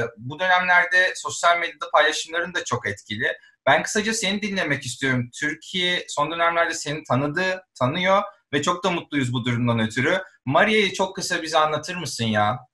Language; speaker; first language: Turkish; native; Turkish